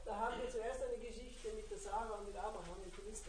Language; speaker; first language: German; native; German